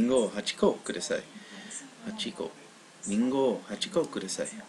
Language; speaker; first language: Japanese; non-native, learner; English